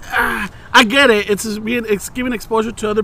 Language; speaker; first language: English; early bilingual, other home language; Spanish